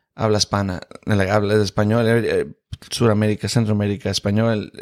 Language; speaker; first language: Spanish; early bilingual, heritage; Spanish